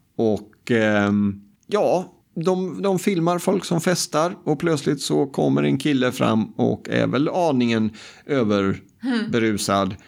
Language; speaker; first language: Swedish; native; Swedish